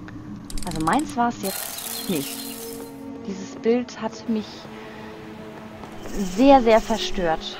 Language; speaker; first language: German; native; German